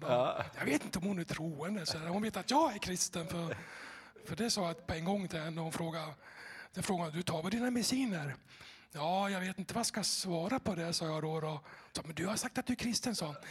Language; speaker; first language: Swedish; native; Swedish